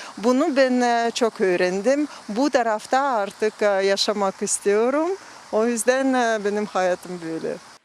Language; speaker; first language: Turkish; non-native, learner; Russian